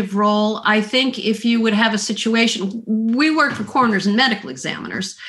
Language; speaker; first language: English; native; English